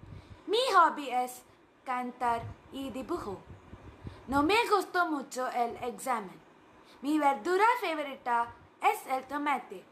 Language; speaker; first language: Spanish; non-native, learner; Tamil